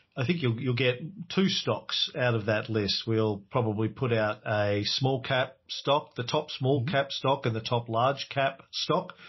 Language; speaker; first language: English; native; English